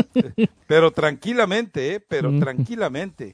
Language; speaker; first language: Spanish; native; Spanish